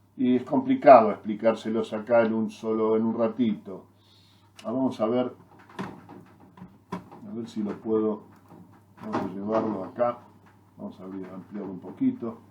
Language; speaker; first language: Spanish; native; Spanish